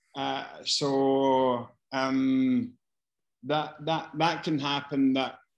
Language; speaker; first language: English; native; English